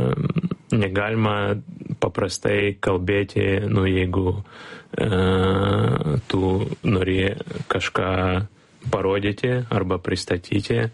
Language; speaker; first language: Lithuanian; non-native, learner; Ukrainian